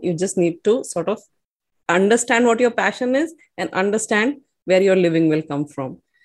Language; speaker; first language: English; non-native, local second language; Hindi